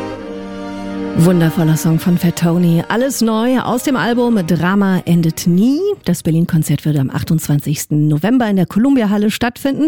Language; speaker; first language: German; native; German